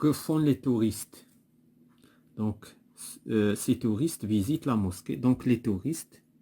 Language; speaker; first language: French; non-native, local second language; Arabic